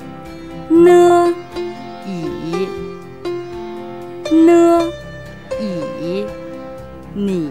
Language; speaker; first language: Chinese; native; Chinese